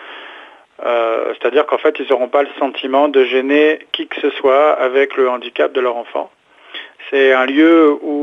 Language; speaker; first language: French; native; French